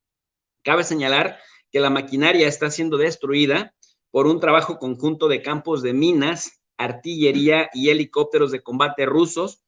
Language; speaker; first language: Spanish; native; Spanish